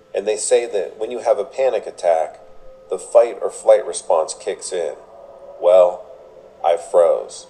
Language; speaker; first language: English; native; English